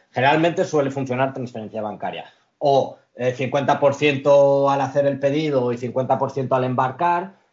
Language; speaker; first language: Spanish; early bilingual, other home language; Arabic